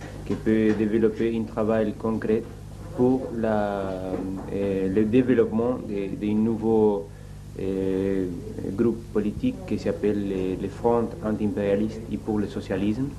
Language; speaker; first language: French; non-native, fluent; Spanish